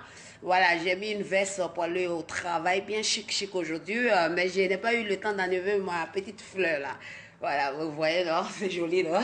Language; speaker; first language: French; non-native, local second language; Dyula